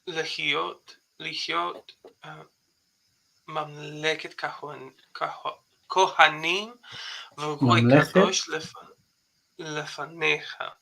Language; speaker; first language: Hebrew; non-native, fluent; English